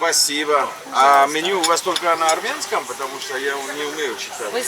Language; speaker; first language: Russian; non-native, learner; English